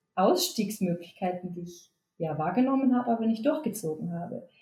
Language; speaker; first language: German; native; German